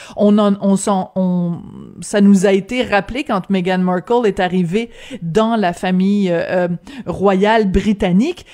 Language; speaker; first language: French; native; French